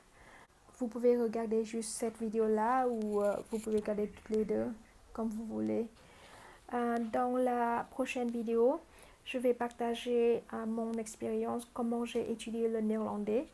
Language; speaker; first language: French; non-native, fluent; Vietnamese